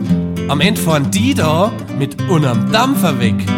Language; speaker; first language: German; native; German